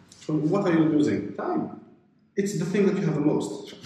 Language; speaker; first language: English; non-native, fluent; Arabic